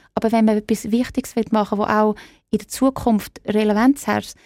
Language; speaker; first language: German; native; German